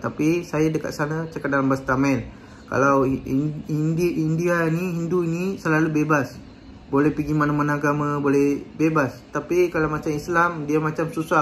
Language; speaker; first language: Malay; non-native, local second language; Tamil